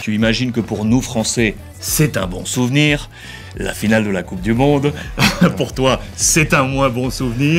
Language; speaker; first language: French; native; French